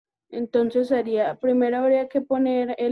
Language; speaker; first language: Spanish; native; Spanish